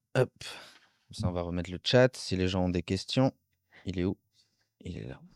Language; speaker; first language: French; native; French